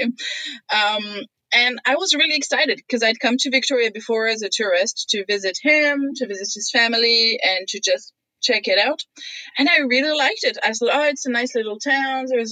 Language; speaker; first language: English; non-native, fluent; French